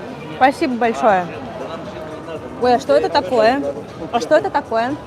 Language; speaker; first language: Russian; native; Russian